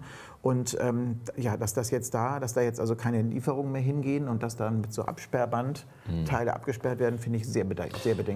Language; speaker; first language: German; native; German